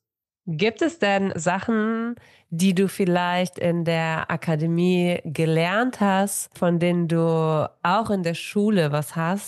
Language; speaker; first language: German; native; German